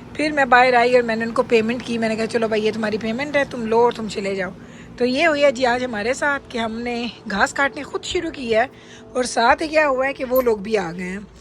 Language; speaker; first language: Urdu; non-native, local second language; Punjabi